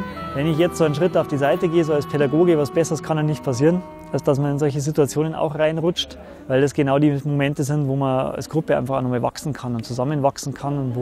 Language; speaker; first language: German; native; German